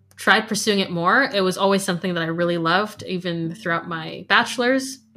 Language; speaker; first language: English; native; English